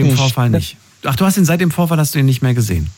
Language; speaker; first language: German; native; German